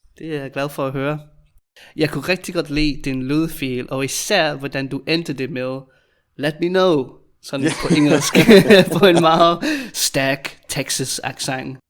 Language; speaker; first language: Danish; native; Danish